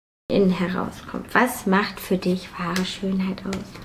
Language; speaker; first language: German; native; German